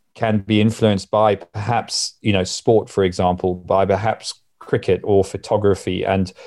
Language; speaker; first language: English; native; English